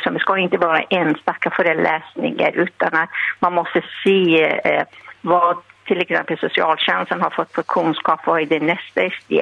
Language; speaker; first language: Swedish; non-native, fluent; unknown